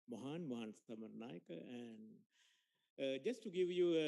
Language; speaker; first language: English; non-native, local second language; Sinhala